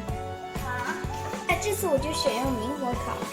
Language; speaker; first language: Chinese; early bilingual, heritage; Chinese